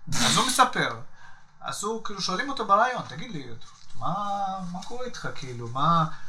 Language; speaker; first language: Hebrew; native; Hebrew